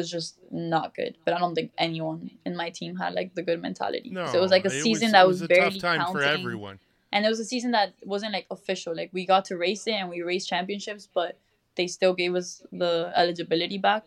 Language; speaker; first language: English; early bilingual, other home language; Spanish